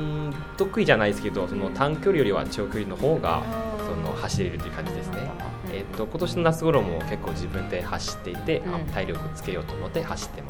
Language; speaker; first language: Japanese; non-native, fluent; Chinese